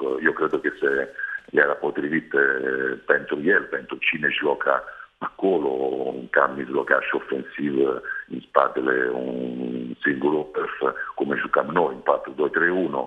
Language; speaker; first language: Romanian; non-native, fluent; Italian